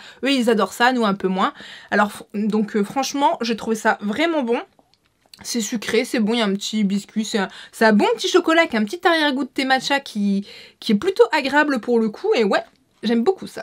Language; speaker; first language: French; native; French